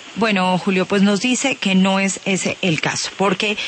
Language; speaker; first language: Spanish; native; Spanish